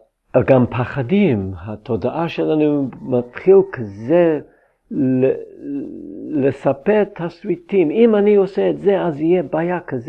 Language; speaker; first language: Hebrew; non-native, fluent; English